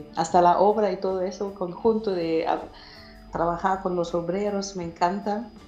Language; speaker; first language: Spanish; non-native, fluent; German